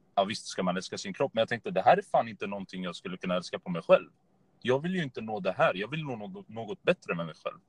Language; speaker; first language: Swedish; native; Swedish